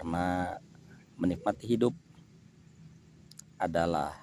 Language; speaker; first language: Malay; non-native, local second language; Sundanese